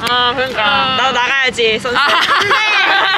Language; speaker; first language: Korean; native; Korean